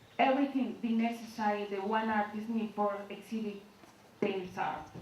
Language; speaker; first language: English; non-native, learner; Spanish